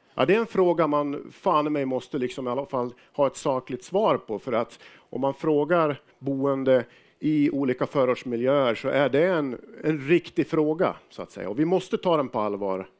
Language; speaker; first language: Swedish; native; Swedish